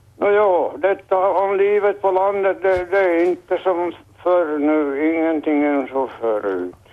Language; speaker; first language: Swedish; native; Swedish